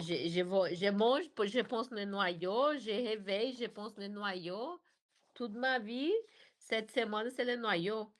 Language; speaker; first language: French; non-native, learner; Portuguese